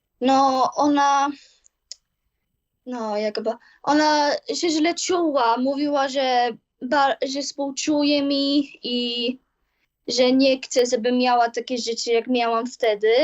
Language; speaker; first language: Polish; early bilingual, heritage; Polish